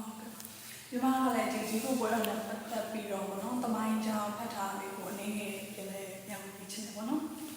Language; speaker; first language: Burmese; non-native, local second language; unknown